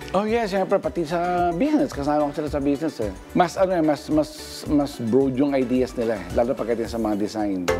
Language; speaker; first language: Filipino; non-native, local second language; Pampanga